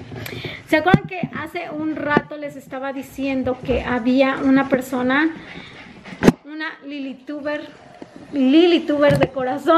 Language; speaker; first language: Spanish; native; Spanish